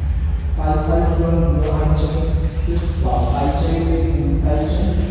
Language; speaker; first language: Vietnamese; non-native, learner; Hindi